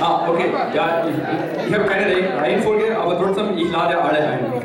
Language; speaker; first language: German; non-native, learner; Tamil